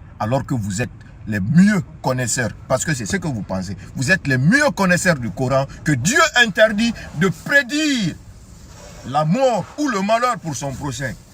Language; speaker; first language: French; non-native, local second language; Susu